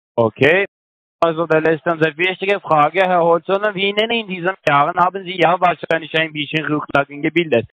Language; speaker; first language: German; non-native, learner; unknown